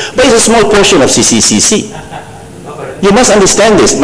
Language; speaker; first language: English; non-native, local second language; Malay